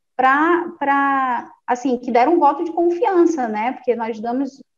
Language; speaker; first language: Portuguese; native; Portuguese